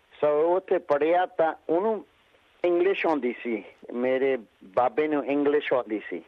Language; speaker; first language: Punjabi; early bilingual, heritage; Punjabi